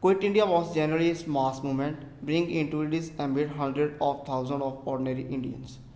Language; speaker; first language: English; non-native, local second language; Punjabi